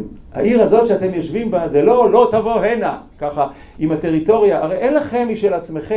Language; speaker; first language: Hebrew; native; Hebrew